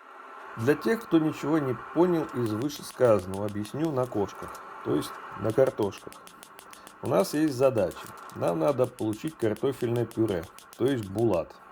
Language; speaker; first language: Russian; native; Russian